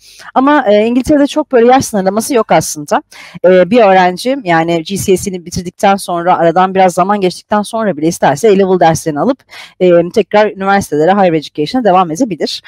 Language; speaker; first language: Turkish; native; Turkish